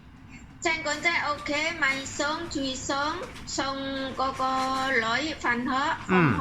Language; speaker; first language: Cantonese; non-native, learner; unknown